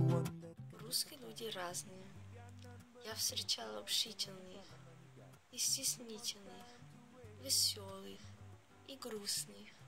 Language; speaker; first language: Russian; non-native, fluent; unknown